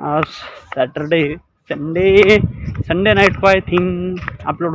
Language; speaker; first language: Hindi; non-native, local second language; Marathi